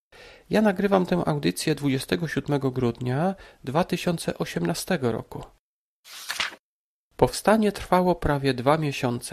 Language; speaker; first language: Polish; native; Polish